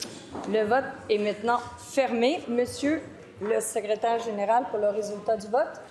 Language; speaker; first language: French; native; French